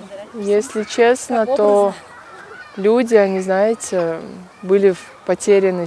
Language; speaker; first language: Russian; non-native, local second language; Kyrgyz